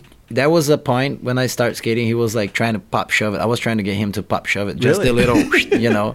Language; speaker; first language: English; non-native, fluent; Portuguese